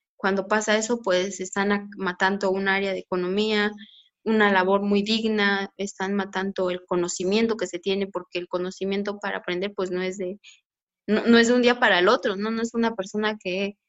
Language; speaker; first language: Spanish; native; Spanish